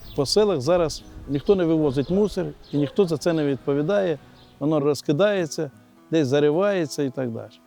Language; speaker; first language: Ukrainian; native; Ukrainian